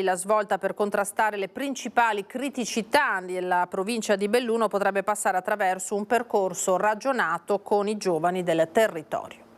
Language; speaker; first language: Italian; native; Italian